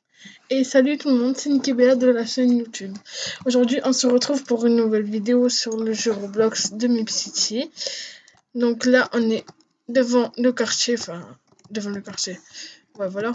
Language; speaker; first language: French; native; French